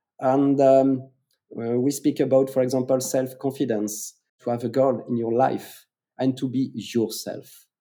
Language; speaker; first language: English; non-native, fluent; French